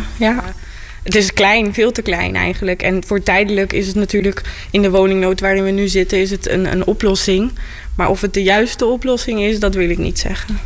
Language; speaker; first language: Dutch; native; Dutch